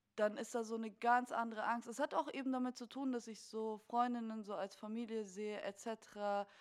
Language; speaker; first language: German; native; German